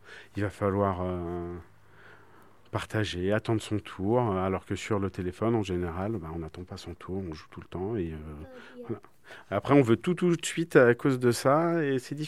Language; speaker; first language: French; native; French